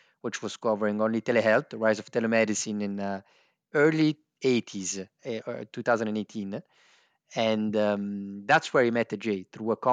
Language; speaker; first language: English; non-native, fluent; Italian